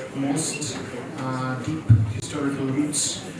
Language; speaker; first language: English; non-native, learner; Ukrainian